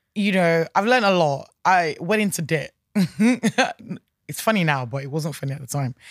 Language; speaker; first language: English; non-native, local second language; Yoruba